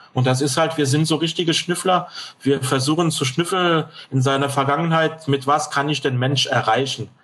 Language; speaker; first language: German; non-native, fluent; French